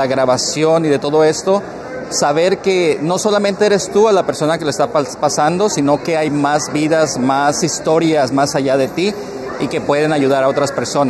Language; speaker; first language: Spanish; native; Spanish